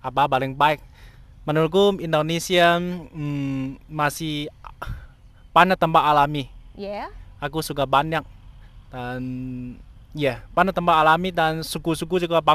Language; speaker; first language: Indonesian; non-native, learner; Chinese